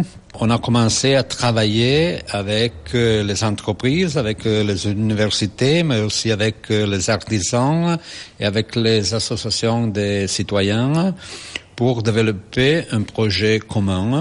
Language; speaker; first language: French; non-native, fluent; Italian